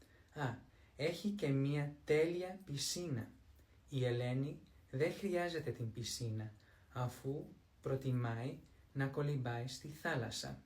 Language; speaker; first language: Greek; non-native, learner; English